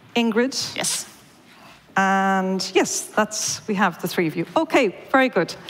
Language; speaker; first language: English; native; English